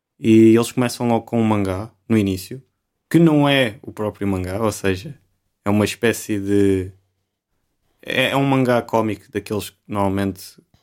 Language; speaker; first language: Portuguese; native; Portuguese